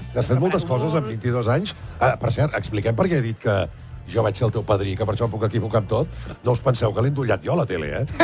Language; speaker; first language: Catalan; native; Catalan